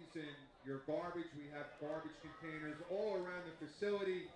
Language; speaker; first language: English; native; English